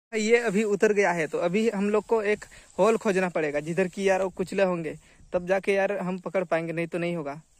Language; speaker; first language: Hindi; non-native, local second language; Santali